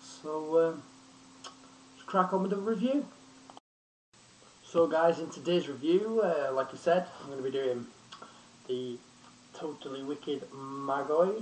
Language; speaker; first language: English; native; English